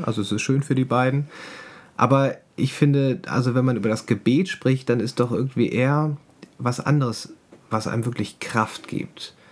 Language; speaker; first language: German; native; German